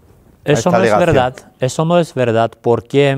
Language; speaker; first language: Spanish; non-native, fluent; Armenian